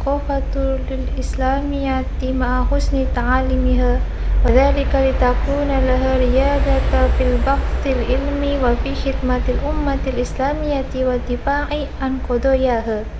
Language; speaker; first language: Arabic; non-native, learner; Indonesian